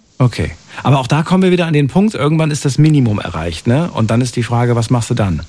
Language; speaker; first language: German; native; German